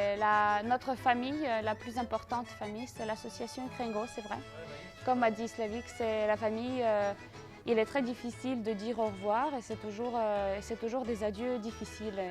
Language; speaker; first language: French; non-native, local second language; Ukrainian